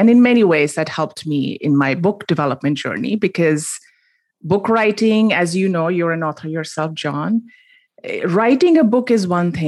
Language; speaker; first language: English; non-native, local second language; Hindi